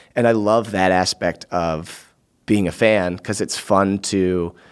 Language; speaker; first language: English; native; English